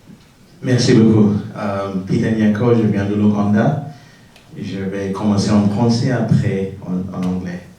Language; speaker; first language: French; non-native, learner; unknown